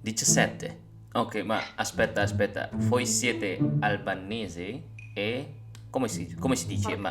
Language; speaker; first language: Italian; non-native, learner; Indonesian